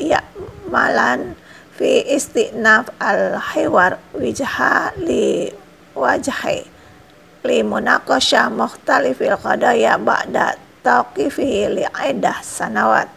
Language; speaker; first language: Arabic; non-native, fluent; Indonesian